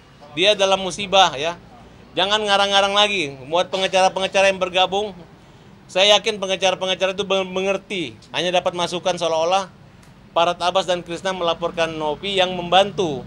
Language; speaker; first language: Indonesian; native; Indonesian